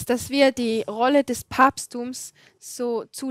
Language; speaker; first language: German; non-native, fluent; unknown